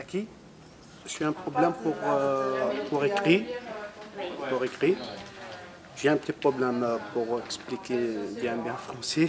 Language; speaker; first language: French; non-native, learner; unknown